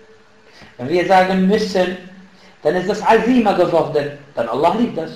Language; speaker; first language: German; non-native, fluent; Arabic